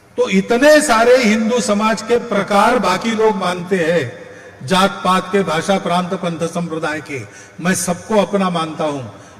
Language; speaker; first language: Hindi; non-native, local second language; Marathi